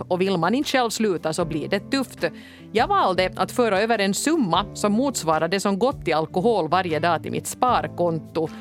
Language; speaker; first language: Swedish; native; Swedish